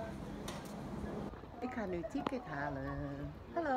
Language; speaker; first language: Dutch; non-native, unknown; Chinese